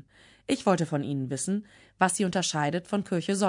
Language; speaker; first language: German; native; German